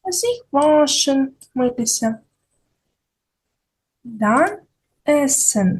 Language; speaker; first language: German; non-native, fluent; Ukrainian